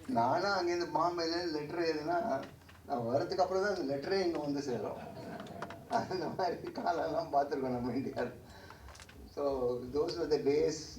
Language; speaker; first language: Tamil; non-native, local second language; Hindi